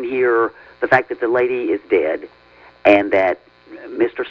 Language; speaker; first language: English; native; English